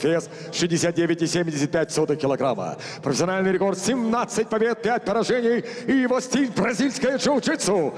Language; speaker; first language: Russian; native; Russian